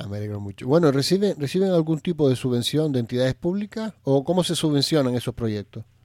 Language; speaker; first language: Spanish; native; Spanish